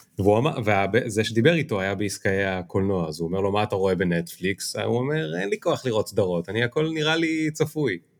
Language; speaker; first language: Hebrew; native; Hebrew